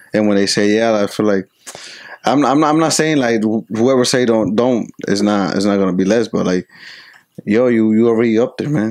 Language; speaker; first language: English; early bilingual, other home language; Spanish